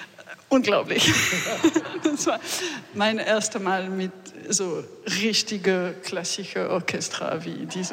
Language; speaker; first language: German; non-native, fluent; French